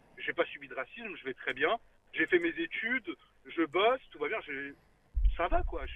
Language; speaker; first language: French; early bilingual, other home language; Kurdish